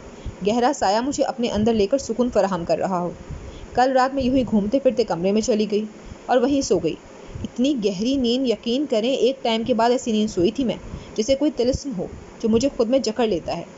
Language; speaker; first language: Urdu; native; Urdu